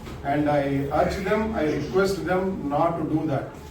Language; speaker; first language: English; non-native, local second language; Telugu